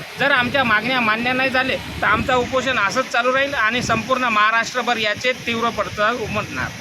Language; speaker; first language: Marathi; non-native, local second language; Lambadi